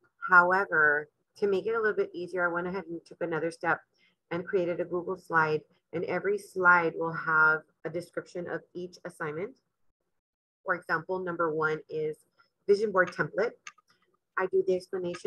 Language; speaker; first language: English; early bilingual, other home language; Spanish